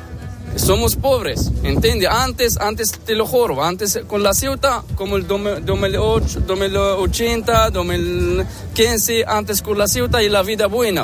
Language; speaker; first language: Spanish; non-native, learner; Arabic